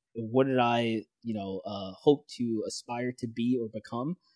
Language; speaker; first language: English; native; English